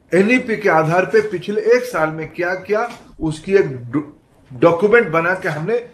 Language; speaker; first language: Hindi; non-native, local second language; Odia